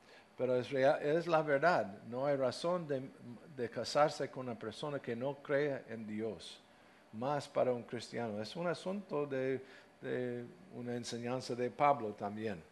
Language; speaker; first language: Spanish; non-native, fluent; English